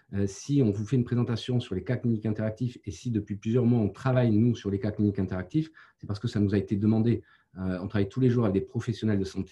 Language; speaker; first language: French; native; French